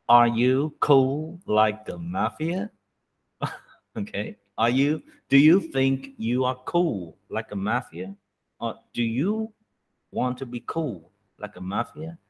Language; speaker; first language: English; non-native, learner; Vietnamese